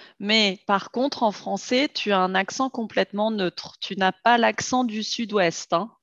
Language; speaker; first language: French; native; French